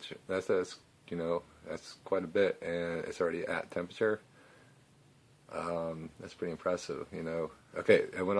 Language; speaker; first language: English; native; English